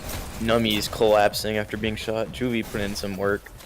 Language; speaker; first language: English; native; English